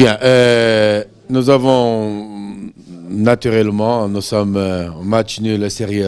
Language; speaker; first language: French; non-native, fluent; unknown